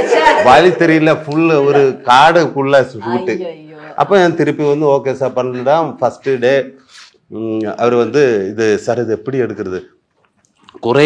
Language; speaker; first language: Tamil; non-native, learner; Malayalam